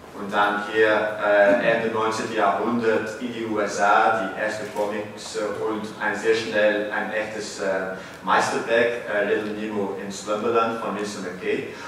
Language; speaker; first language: German; non-native, fluent; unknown